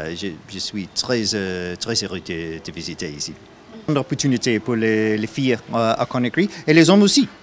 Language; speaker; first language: French; non-native, learner; English